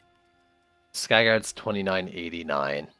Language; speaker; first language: English; native; English